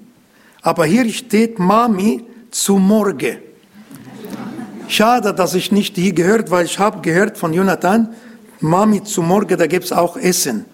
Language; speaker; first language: German; non-native, learner; Arabic